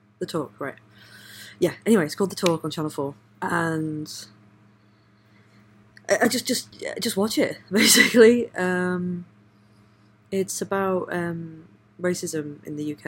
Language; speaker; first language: English; native; English